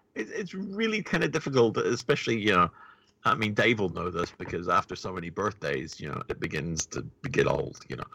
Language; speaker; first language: English; native; English